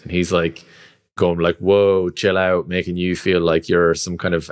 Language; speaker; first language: English; native; English